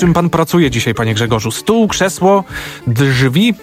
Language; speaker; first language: Polish; native; Polish